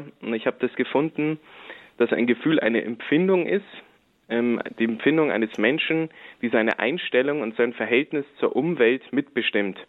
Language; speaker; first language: German; native; German